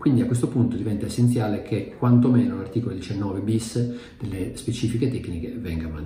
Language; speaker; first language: Italian; native; Italian